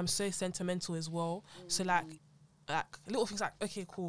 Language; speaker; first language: English; non-native, local second language; French